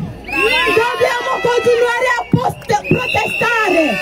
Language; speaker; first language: Italian; non-native, learner; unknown